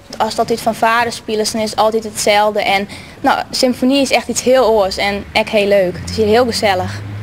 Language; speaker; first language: Dutch; non-native, local second language; Western Frisian